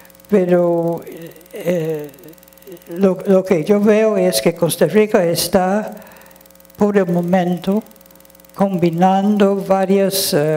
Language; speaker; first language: Spanish; non-native, fluent; English